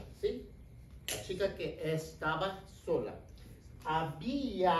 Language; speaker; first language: Spanish; non-native, fluent; English